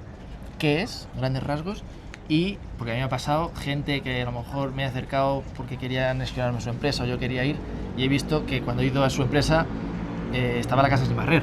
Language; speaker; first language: Spanish; native; Spanish